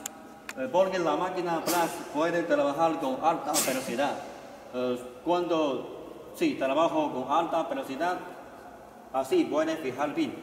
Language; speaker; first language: Spanish; non-native, learner; Chinese